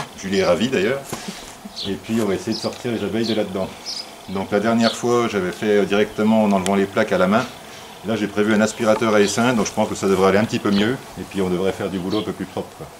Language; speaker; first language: French; native; French